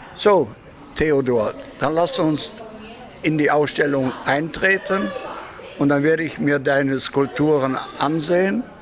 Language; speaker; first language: German; native; German